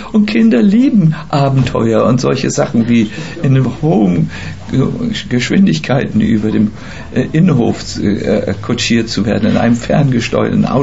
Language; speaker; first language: German; native; German